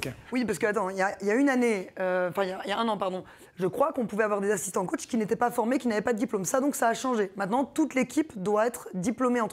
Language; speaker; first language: French; native; French